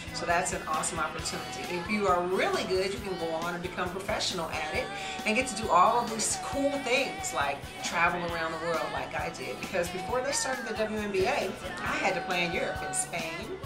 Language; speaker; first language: English; native; English